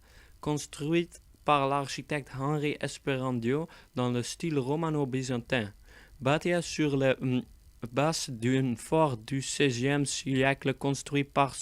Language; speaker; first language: French; non-native, learner; Dutch